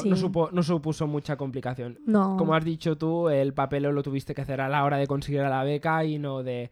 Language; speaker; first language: Spanish; native; Spanish